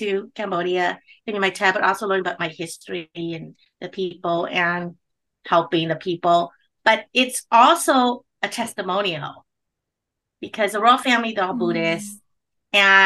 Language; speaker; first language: English; early bilingual, other home language; Khmer